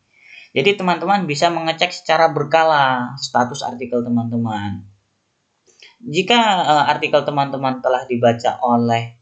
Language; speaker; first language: Indonesian; native; Indonesian